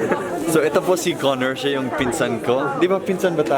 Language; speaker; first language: Filipino; non-native, fluent; English